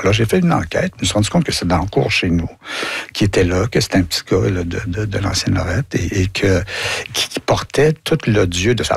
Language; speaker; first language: French; native; French